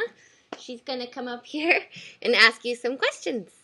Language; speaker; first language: English; native; English